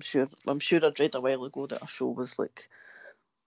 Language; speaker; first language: English; native; English